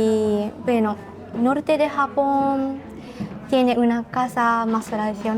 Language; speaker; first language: Spanish; non-native, learner; Japanese